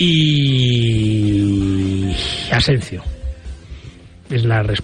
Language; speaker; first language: Spanish; native; Spanish